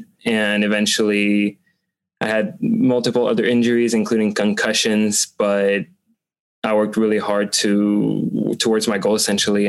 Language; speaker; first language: English; non-native, fluent; French